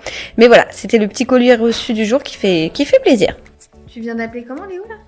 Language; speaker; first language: French; native; French